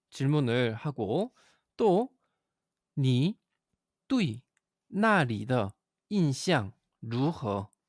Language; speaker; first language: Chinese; non-native, fluent; Korean